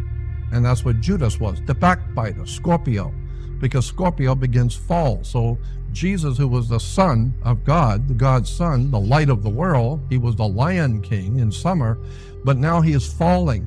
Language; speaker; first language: English; native; English